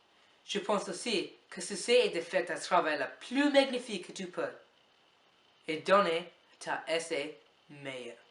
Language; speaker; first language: French; non-native, learner; English